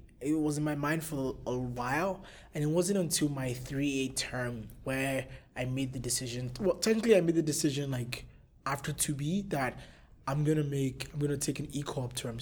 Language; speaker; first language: English; non-native, local second language; Yoruba